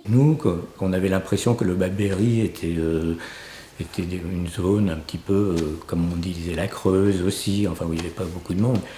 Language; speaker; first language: French; native; French